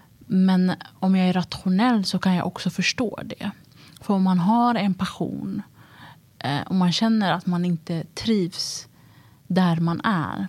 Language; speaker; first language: Swedish; early bilingual, other home language; Tigrinya